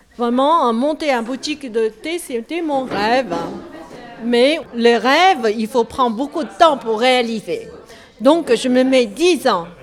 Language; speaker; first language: French; non-native, learner; Chinese